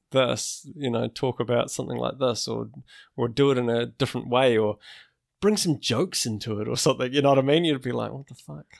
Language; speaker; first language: English; native; English